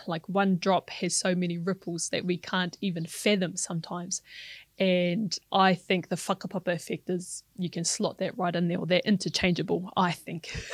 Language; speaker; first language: English; non-native, local second language; Māori